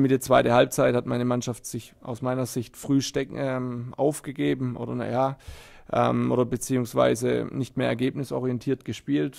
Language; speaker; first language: German; native; German